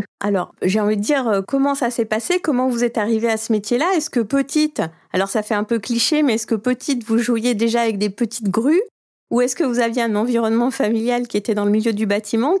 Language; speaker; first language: French; native; French